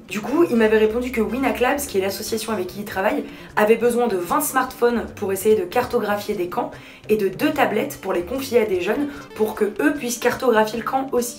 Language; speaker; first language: French; native; French